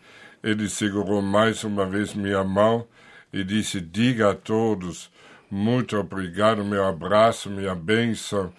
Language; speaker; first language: Portuguese; non-native, fluent; German